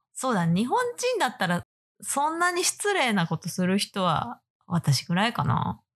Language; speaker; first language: Japanese; native; Japanese